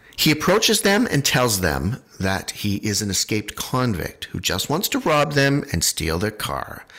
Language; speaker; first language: English; native; English